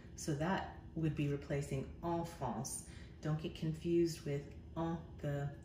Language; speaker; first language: English; native; English